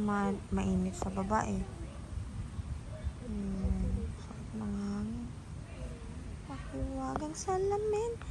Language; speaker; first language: Filipino; non-native, local second language; Iloko